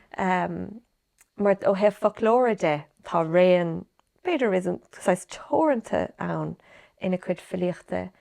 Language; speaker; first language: Irish; native; Irish